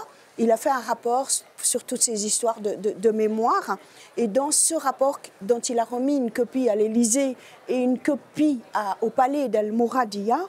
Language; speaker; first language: French; native; French